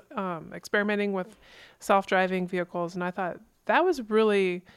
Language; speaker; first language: English; native; English